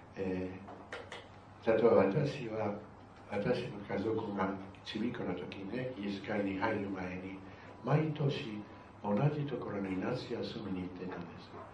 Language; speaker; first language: Japanese; non-native, fluent; Spanish